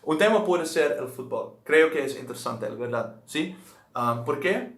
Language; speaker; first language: Spanish; non-native, learner; Dutch